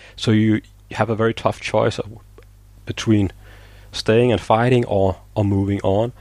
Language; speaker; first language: English; non-native, fluent; Danish